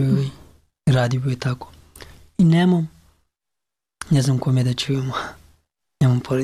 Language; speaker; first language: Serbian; non-native, learner; Pashto